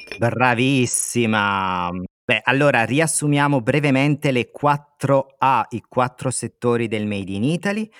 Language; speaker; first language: Italian; native; Italian